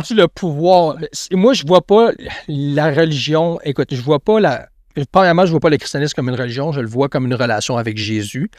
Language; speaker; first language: French; native; French